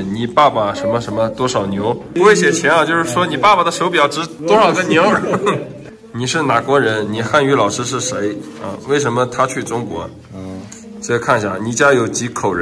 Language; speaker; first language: Chinese; native; Chinese